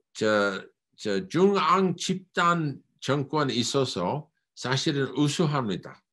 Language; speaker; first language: Korean; non-native, fluent; English